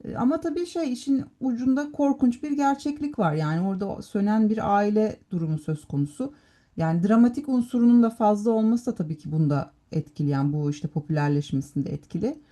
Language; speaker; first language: Turkish; native; Turkish